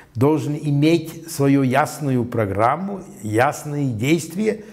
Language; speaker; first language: Russian; non-native, local second language; Latvian